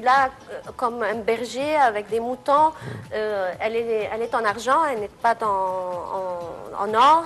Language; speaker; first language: French; non-native, fluent; Arabic